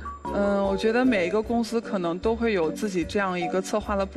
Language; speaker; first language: Chinese; native; Chinese